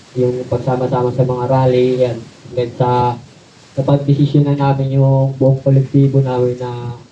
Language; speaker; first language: Filipino; native; Filipino